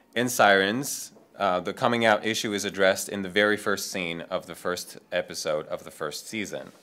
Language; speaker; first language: English; non-native, fluent; French